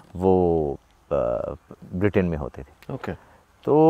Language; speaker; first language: Hindi; native; Hindi